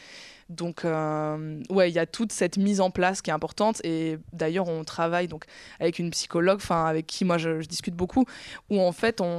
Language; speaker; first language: French; native; French